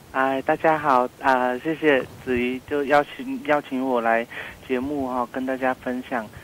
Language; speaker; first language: Chinese; non-native, fluent; Vietnamese